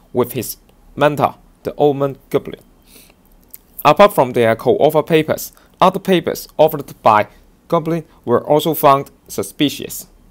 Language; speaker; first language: English; non-native, local second language; Cantonese